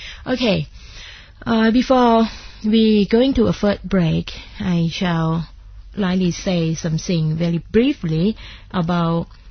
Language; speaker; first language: English; non-native, fluent; Thai